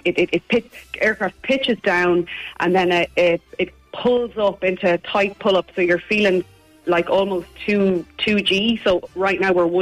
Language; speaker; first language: English; native; English